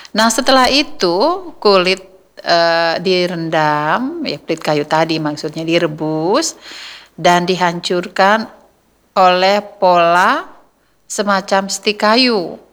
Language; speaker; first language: Indonesian; native; Indonesian